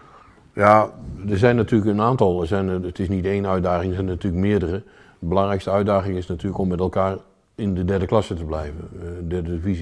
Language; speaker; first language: Dutch; native; Dutch